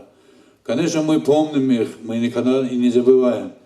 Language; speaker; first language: Russian; non-native, local second language; Avaric